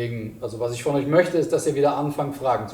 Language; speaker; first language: German; native; German